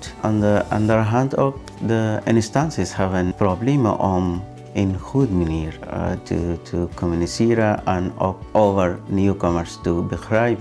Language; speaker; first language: Dutch; non-native, learner; Arabic